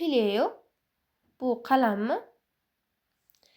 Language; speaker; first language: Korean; non-native, fluent; Uzbek